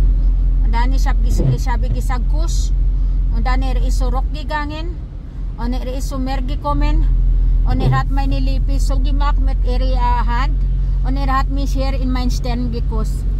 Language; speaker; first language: German; non-native, learner; Filipino